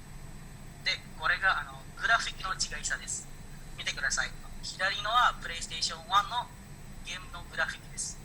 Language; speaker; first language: Japanese; non-native, learner; Indonesian